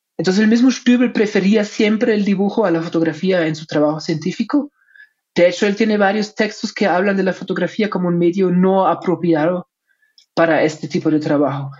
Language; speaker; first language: Spanish; non-native, fluent; German